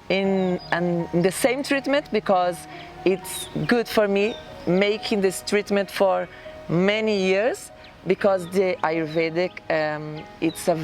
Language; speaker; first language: English; non-native, learner; Portuguese